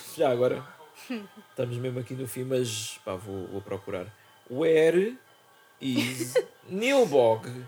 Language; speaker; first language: Portuguese; native; Portuguese